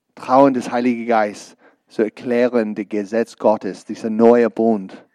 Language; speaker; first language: German; non-native, learner; English